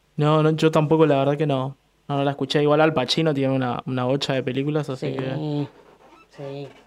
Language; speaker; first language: Spanish; native; Spanish